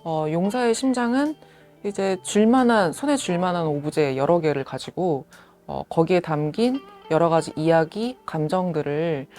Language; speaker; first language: Korean; native; Korean